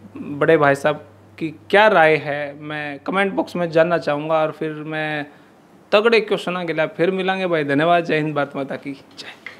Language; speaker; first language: Hindi; native; Hindi